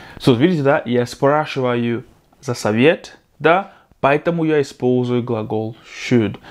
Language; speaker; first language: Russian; non-native, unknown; English